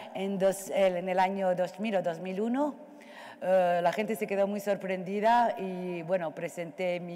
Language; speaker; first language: Spanish; non-native, fluent; Arabic